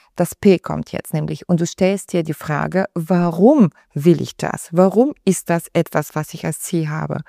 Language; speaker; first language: German; non-native, fluent; Bulgarian